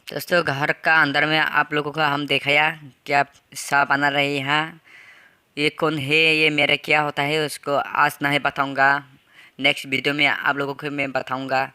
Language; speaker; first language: Hindi; non-native, local second language; Bodo